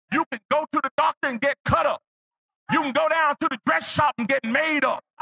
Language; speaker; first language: English; native; English